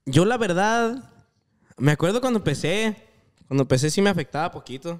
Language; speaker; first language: Spanish; native; Spanish